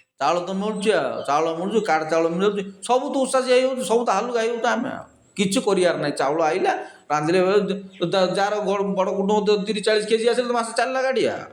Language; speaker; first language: Odia; native; Odia